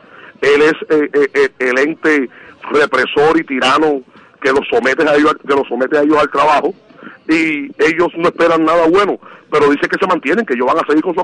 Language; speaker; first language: Spanish; native; Spanish